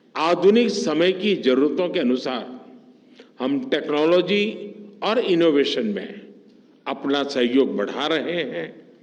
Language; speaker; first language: Hindi; non-native, local second language; Gujarati